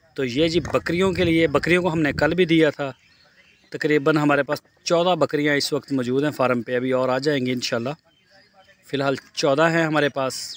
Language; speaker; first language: Urdu; non-native, local second language; Punjabi